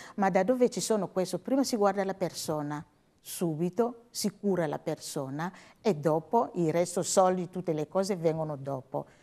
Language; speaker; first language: Italian; non-native, learner; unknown